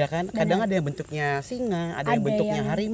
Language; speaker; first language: Indonesian; native; Indonesian